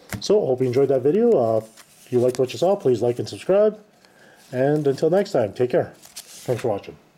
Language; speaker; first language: English; native; English